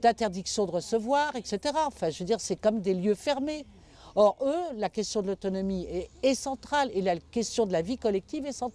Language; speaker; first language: French; native; French